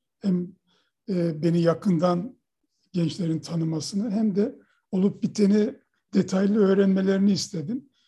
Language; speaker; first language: Turkish; native; Turkish